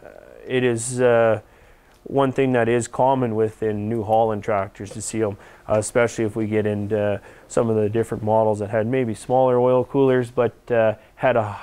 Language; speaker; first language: English; native; English